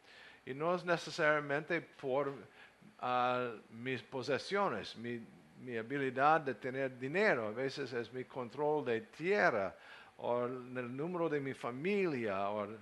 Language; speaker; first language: Spanish; non-native, learner; English